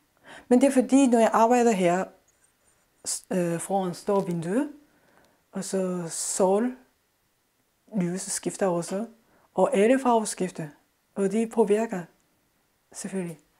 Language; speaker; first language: Danish; non-native, fluent; Japanese